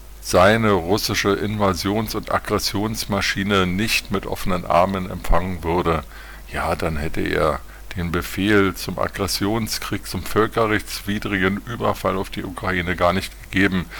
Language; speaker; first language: German; native; German